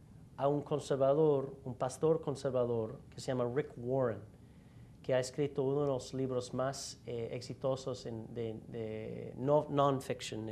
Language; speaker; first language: Spanish; non-native, fluent; English